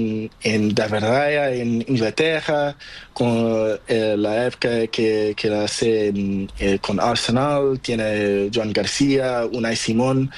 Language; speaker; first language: Spanish; non-native, learner; Portuguese